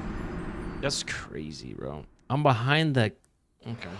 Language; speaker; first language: English; native; English